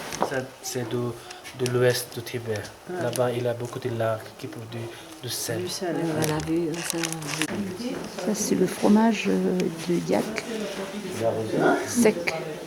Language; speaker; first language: French; non-native, learner; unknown